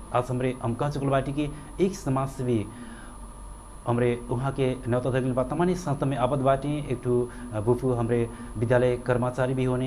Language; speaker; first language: Bhojpuri; non-native, local second language; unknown